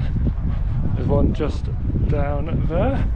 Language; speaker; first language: English; native; English